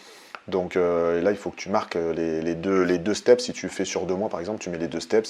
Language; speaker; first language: French; native; French